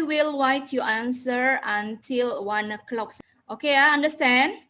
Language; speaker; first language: English; non-native, learner; Indonesian